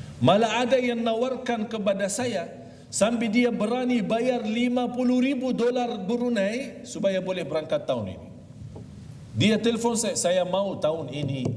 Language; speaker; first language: Malay; non-native, fluent; Arabic